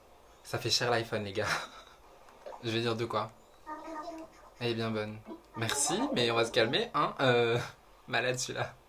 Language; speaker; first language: French; native; French